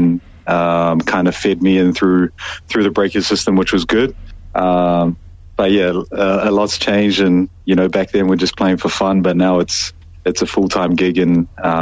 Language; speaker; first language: English; native; English